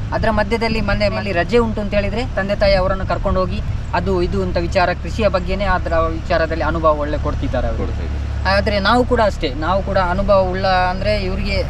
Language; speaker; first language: Kannada; native; Kannada